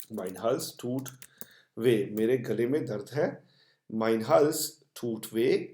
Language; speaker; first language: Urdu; non-native, local second language; Punjabi